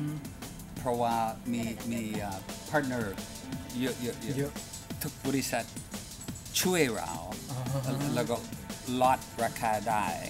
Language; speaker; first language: Thai; non-native, learner; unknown